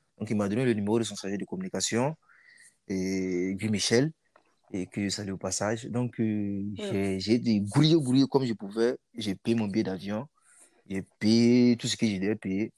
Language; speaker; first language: French; non-native, local second language; Mossi